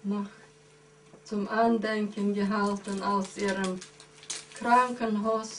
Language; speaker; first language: German; early bilingual, heritage; German